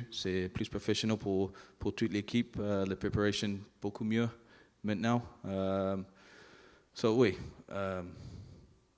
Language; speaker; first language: French; non-native, learner; English